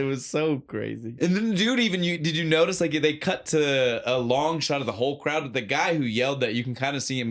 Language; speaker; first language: English; native; English